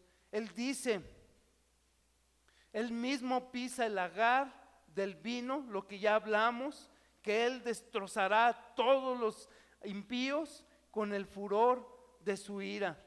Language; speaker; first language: Spanish; native; Spanish